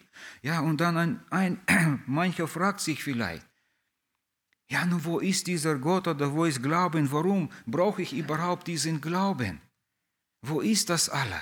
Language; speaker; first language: German; non-native, fluent; Russian